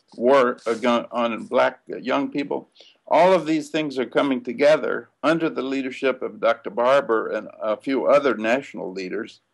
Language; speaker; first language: English; native; English